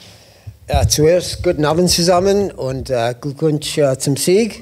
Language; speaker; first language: German; non-native, fluent; English